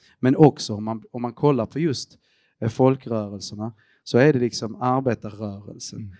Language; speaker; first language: Swedish; early bilingual, other home language; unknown